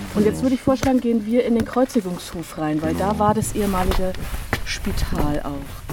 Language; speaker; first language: German; native; German